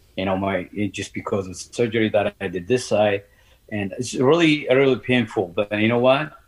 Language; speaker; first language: English; non-native, learner; Amharic